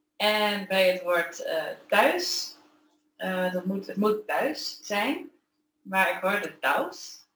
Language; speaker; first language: Dutch; native; Dutch